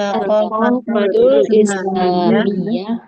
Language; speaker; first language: Arabic; non-native, learner; Indonesian